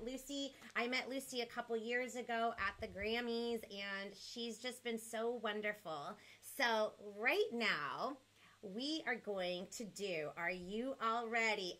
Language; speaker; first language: English; early bilingual, other home language; Spanish